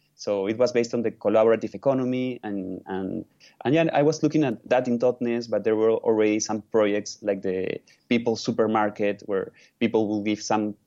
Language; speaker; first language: English; non-native, fluent; Spanish